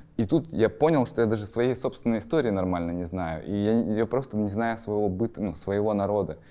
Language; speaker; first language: Russian; native; Russian